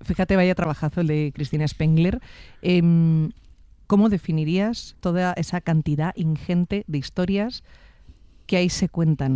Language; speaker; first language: Spanish; native; Spanish